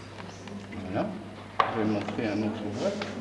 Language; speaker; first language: French; non-native, fluent; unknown